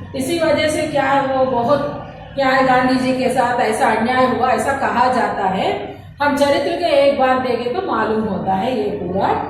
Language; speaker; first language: Hindi; non-native, local second language; Telugu